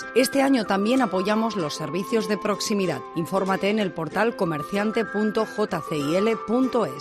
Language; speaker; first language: Spanish; native; Spanish